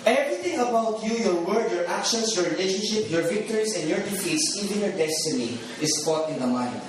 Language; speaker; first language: English; non-native, local second language; Filipino